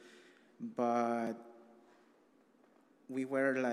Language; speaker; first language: English; non-native, fluent; Spanish